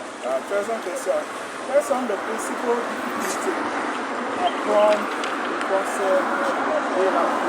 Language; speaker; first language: French; non-native, learner; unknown